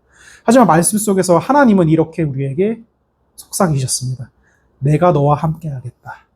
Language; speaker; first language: Korean; native; Korean